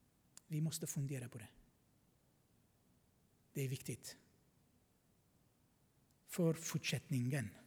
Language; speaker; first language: Swedish; non-native, fluent; Armenian